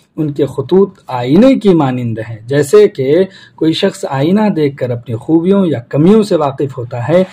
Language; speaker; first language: Urdu; native; Urdu